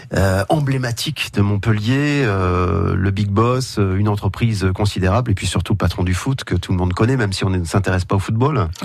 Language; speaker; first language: French; native; French